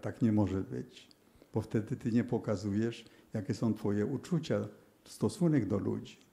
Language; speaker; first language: Polish; early bilingual, heritage; Polish